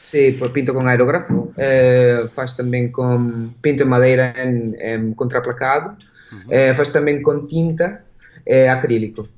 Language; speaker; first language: Portuguese; non-native, learner; Spanish